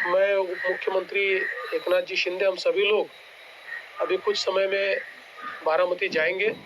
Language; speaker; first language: Hindi; non-native, local second language; Marathi